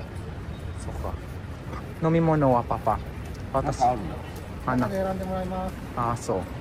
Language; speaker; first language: Japanese; non-native, learner; Filipino